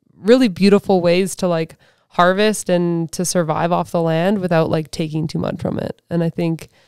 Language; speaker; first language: English; native; English